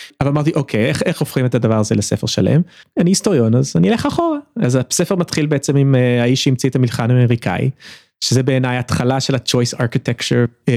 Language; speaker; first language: Hebrew; early bilingual, other home language; English